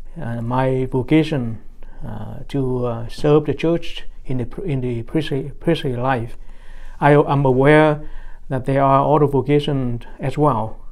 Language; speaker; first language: English; non-native, fluent; Vietnamese